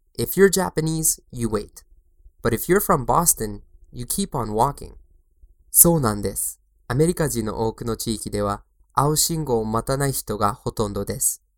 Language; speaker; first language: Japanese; non-native, fluent; English